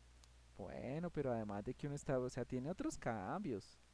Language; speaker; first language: Spanish; native; Spanish